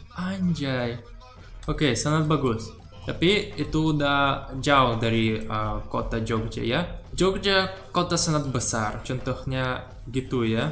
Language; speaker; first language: Indonesian; non-native, learner; Russian